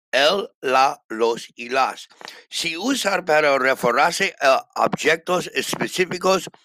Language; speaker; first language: Spanish; non-native, learner; English